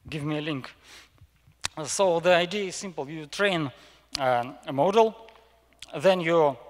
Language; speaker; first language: English; non-native, fluent; Russian